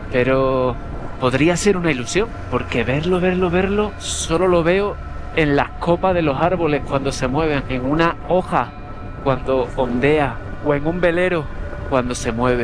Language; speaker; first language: Spanish; native; Spanish